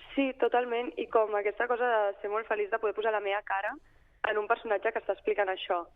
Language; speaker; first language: Catalan; native; Catalan